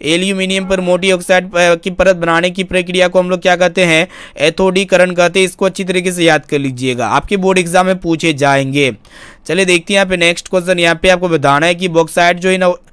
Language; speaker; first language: Hindi; native; Hindi